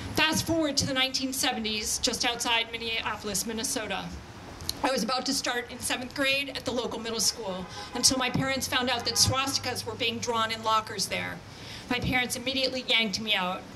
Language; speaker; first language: English; native; English